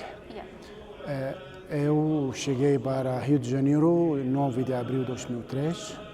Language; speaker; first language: Portuguese; non-native, learner; Arabic